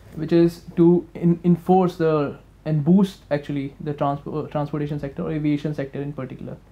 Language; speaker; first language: English; non-native, local second language; Hindi